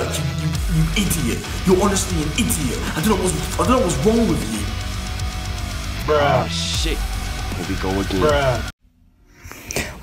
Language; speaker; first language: English; native; English